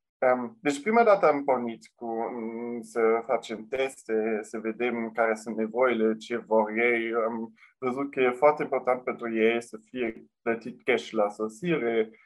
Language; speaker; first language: Romanian; non-native, local second language; German